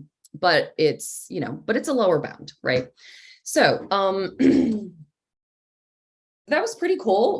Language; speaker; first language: English; native; English